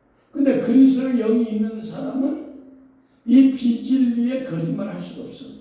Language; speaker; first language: Korean; native; Korean